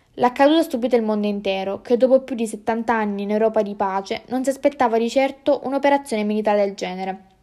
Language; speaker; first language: Italian; native; Italian